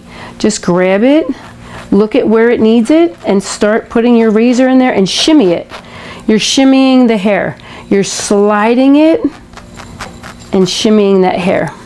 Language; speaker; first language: English; native; English